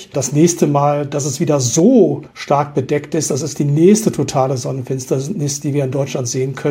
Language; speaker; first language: German; native; German